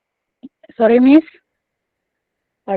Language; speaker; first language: English; non-native, learner; Indonesian